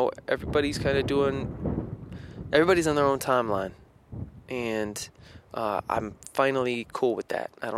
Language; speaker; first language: English; native; English